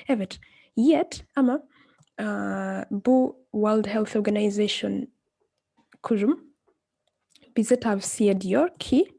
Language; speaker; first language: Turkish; non-native, fluent; English